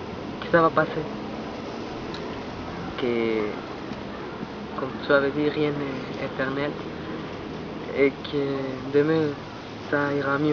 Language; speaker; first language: French; non-native, learner; Spanish